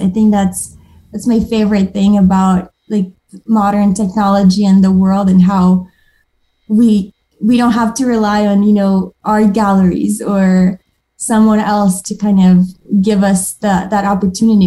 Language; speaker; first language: English; early bilingual, other home language; Romanian